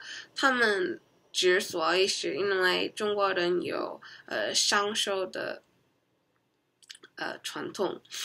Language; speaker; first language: Chinese; non-native, learner; Korean